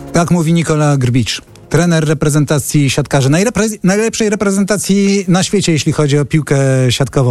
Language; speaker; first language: Polish; native; Polish